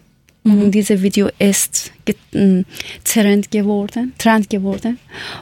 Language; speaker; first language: German; non-native, learner; Persian